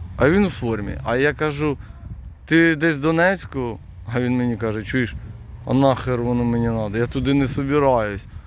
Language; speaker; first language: Ukrainian; non-native, local second language; Russian